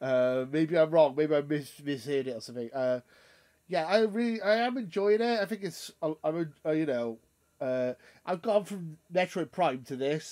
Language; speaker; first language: English; native; English